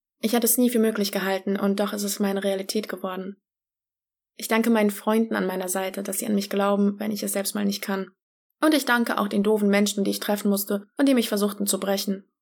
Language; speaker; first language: German; early bilingual, other home language; Polish